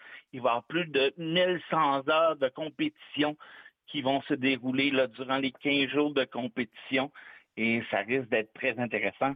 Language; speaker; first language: French; native; French